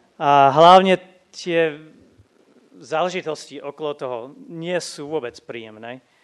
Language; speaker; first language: Slovak; non-native, fluent; English